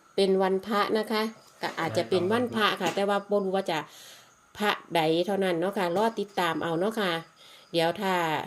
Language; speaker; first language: Thai; native; Thai